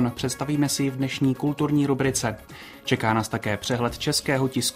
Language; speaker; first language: Czech; native; Czech